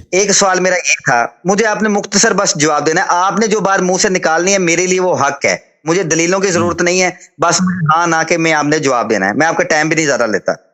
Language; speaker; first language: Urdu; non-native, local second language; Punjabi